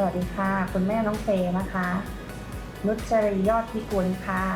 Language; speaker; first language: Thai; native; Thai